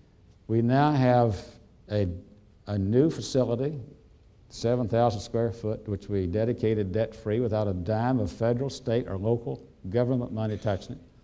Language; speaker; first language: English; native; English